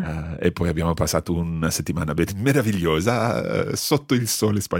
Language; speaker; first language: Italian; non-native, fluent; English